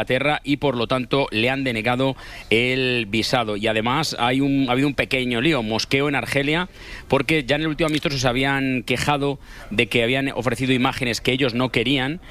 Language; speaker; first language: Spanish; native; Spanish